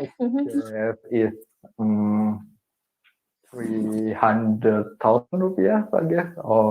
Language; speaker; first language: English; non-native, learner; Indonesian